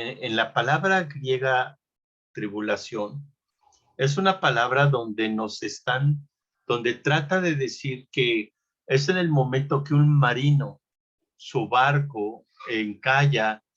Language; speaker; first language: Spanish; native; Spanish